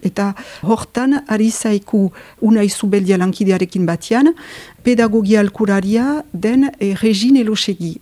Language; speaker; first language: Basque; native; Basque